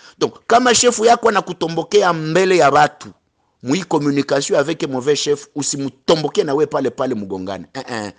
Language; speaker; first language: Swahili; native; Swahili